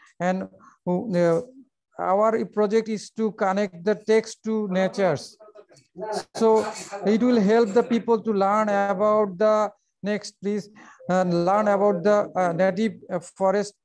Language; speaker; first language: English; non-native, local second language; Bangla